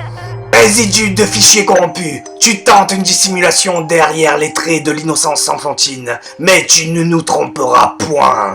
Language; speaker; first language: French; native; French